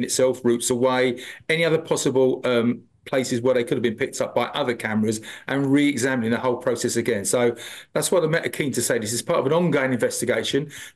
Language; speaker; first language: English; native; English